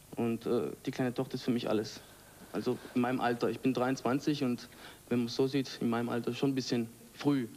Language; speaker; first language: German; early bilingual, other home language; Italian